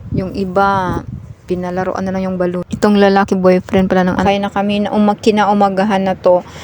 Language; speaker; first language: Filipino; non-native, local second language; Cebuano